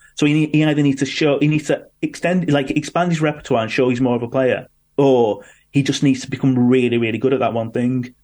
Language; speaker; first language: English; native; English